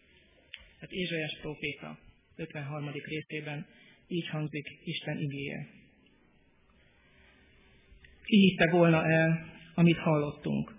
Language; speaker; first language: Hungarian; native; Hungarian